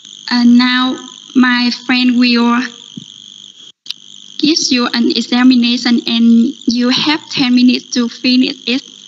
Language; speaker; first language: English; non-native, learner; Vietnamese